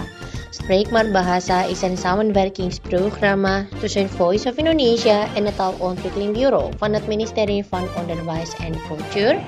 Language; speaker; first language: Dutch; non-native, learner; Indonesian